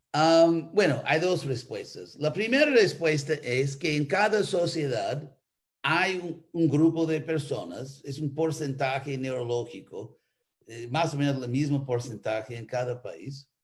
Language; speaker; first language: Spanish; non-native, fluent; English